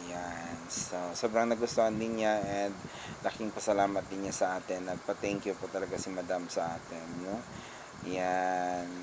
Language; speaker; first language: Filipino; non-native, local second language; Cebuano